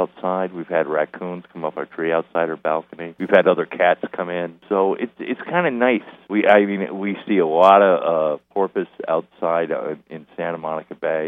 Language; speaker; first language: English; native; English